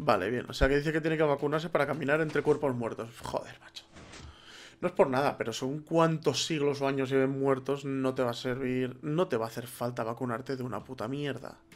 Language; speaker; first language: Spanish; native; Spanish